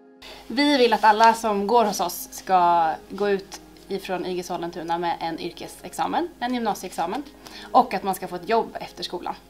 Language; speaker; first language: Swedish; native; Swedish